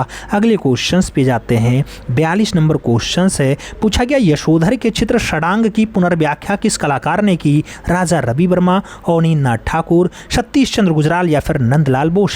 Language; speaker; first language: Hindi; native; Hindi